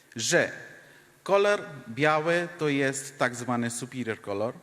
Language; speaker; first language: Polish; non-native, fluent; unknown